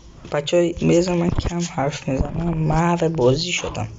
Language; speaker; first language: Persian; native; Persian